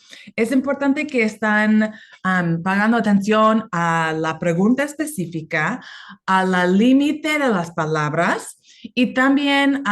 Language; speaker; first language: Spanish; non-native, fluent; English